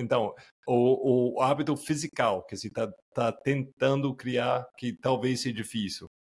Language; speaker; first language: Portuguese; non-native, fluent; English